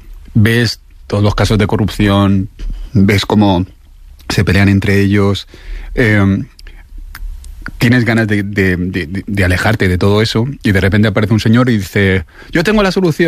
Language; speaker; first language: Spanish; native; Spanish